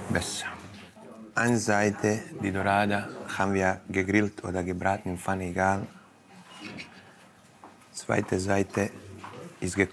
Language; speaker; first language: German; non-native, fluent; Croatian